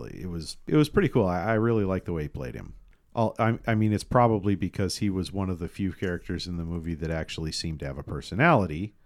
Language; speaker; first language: English; native; English